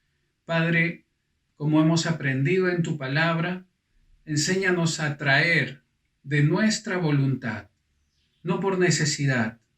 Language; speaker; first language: Spanish; native; Spanish